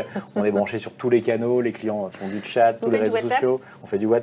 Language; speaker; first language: French; native; French